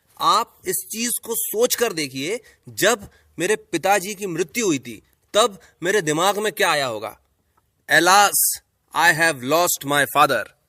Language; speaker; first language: Hindi; native; Hindi